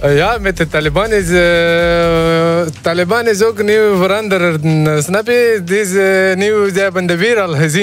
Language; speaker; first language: Dutch; non-native, learner; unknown